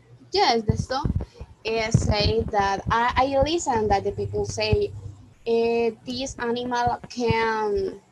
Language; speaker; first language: English; non-native, learner; Spanish